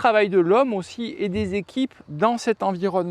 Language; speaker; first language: French; native; French